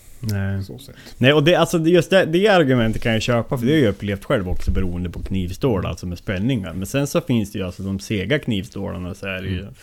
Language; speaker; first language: Swedish; native; Swedish